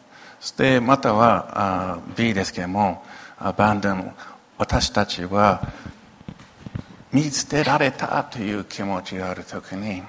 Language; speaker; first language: Japanese; non-native, local second language; English